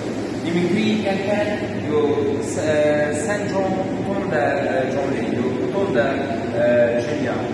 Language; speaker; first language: Chinese; non-native, fluent; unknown